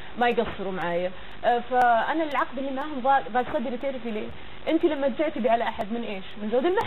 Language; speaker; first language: Arabic; native; Arabic